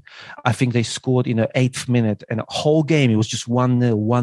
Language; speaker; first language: English; non-native, fluent; Polish